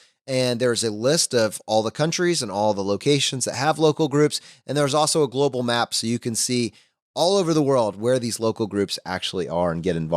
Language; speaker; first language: English; native; English